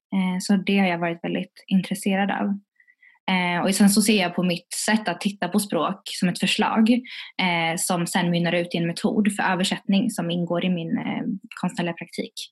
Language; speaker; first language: Swedish; early bilingual, other home language; Tigrinya